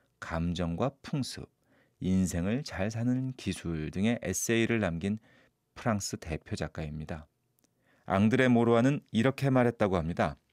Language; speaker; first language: Korean; native; Korean